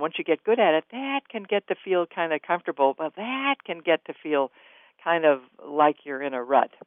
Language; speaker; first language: English; native; English